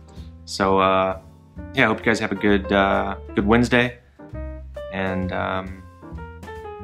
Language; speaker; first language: English; native; English